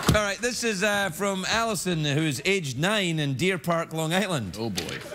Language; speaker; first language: English; native; English